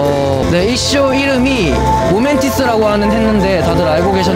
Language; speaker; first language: Korean; native; Korean